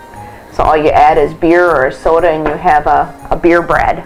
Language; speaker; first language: English; native; English